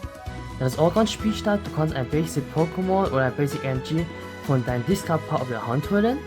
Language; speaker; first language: German; non-native, local second language; Luxembourgish